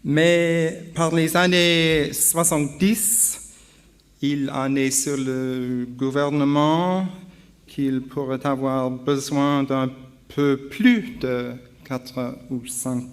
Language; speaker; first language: French; non-native, learner; English